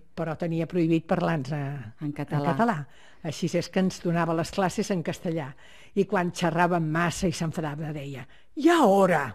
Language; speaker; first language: Catalan; native; Catalan